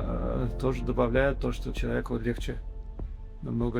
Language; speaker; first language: Russian; early bilingual, heritage; English